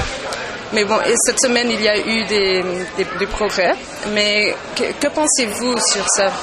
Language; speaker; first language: French; non-native, local second language; Dutch